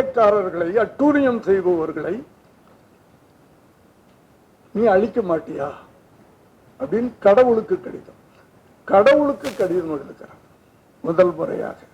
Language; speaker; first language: Tamil; native; Tamil